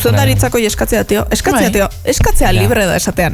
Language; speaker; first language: Basque; native; Basque